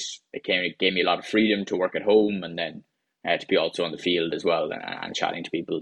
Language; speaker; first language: English; native; English